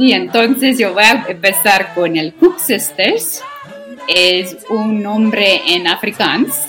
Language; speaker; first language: Spanish; non-native, learner; Afrikaans